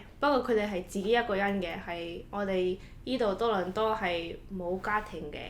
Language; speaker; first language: Cantonese; early bilingual, heritage; Cantonese